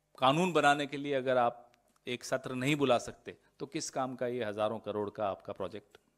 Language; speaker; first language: Hindi; native; Hindi